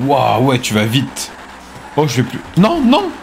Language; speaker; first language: French; native; French